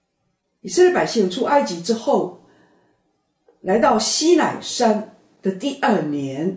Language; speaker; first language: Chinese; native; Chinese